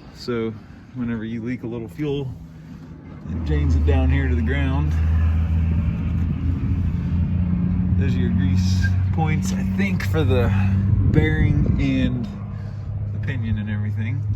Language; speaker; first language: English; native; English